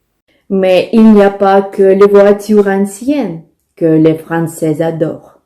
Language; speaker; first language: French; non-native, fluent; Russian